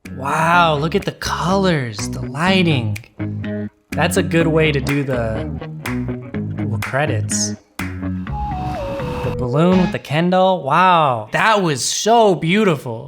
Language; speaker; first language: English; native; English